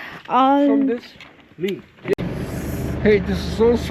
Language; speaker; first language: English; non-native, learner; Arabic